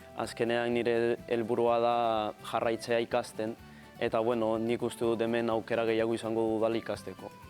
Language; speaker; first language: Basque; non-native, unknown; Spanish